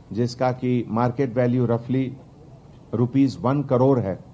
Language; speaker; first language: Hindi; non-native, local second language; Telugu